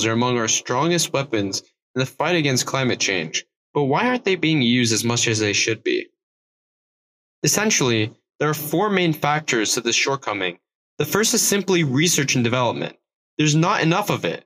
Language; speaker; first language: English; native; English